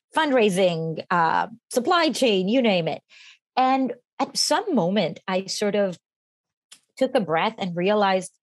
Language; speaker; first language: English; non-native, fluent; Spanish